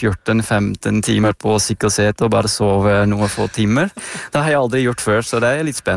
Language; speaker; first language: Norwegian; non-native, fluent; Dutch